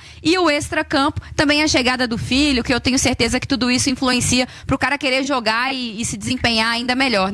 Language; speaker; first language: Portuguese; native; Portuguese